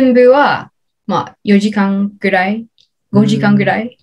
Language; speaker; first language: Japanese; non-native, learner; English